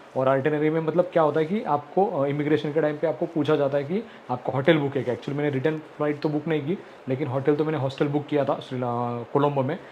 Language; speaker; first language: Hindi; non-native, local second language; Marathi